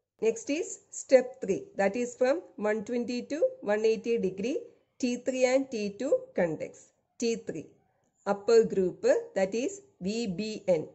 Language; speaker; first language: English; non-native, local second language; Malayalam